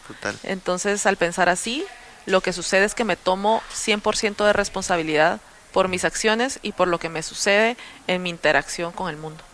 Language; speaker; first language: Spanish; native; Spanish